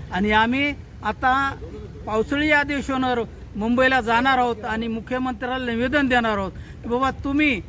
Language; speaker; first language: Marathi; native; Marathi